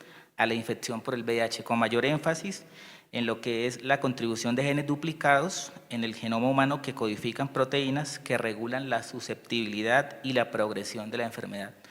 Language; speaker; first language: Spanish; native; Spanish